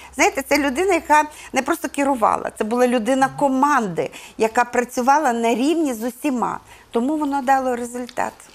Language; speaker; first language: Ukrainian; native; Ukrainian